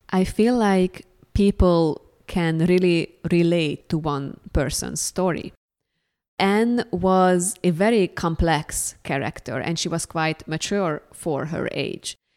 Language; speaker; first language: English; non-native, fluent; Hungarian